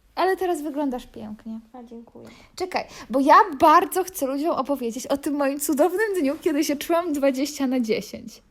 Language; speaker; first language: Polish; native; Polish